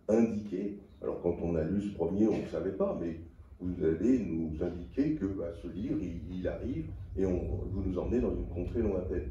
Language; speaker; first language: French; native; French